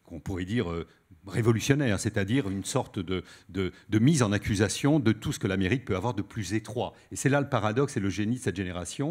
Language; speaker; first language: French; native; French